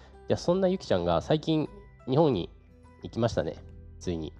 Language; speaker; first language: Japanese; native; Japanese